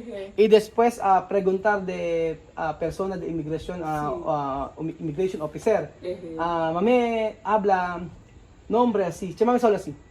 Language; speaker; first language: Spanish; non-native, learner; Filipino